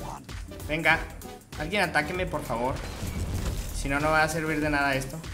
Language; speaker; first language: Spanish; native; Spanish